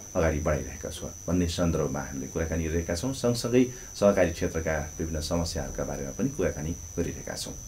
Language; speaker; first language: Nepali; native; Nepali